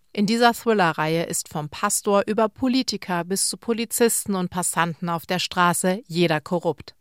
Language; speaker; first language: German; native; German